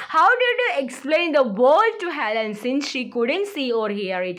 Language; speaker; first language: English; non-native, local second language; Malayalam